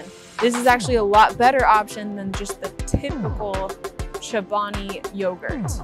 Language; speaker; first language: English; native; English